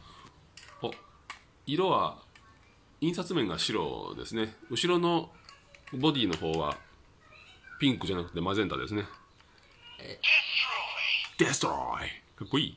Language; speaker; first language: Japanese; native; Japanese